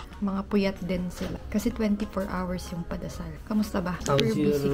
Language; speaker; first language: Filipino; native; Filipino